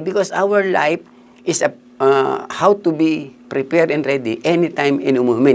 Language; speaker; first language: English; non-native, local second language; Filipino